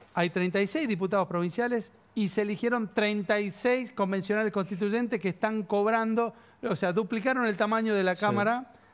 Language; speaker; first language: Spanish; native; Spanish